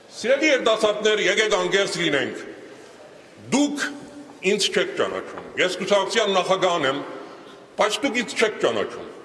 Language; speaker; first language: Armenian; early bilingual, heritage; Armenian